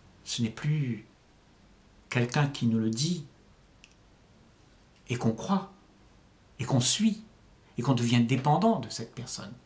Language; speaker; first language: French; native; French